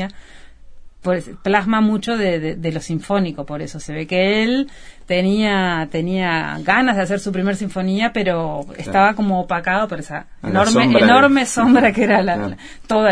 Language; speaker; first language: Spanish; native; Spanish